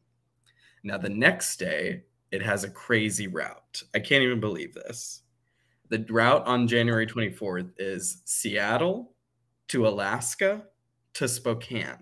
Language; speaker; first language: English; native; English